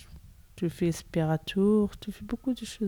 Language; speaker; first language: French; non-native, learner; Arabic